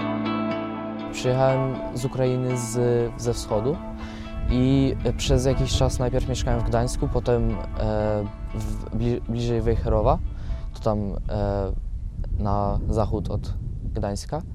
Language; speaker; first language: Polish; non-native, fluent; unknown